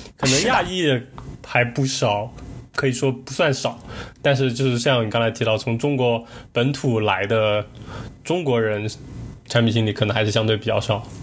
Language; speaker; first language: Chinese; native; Chinese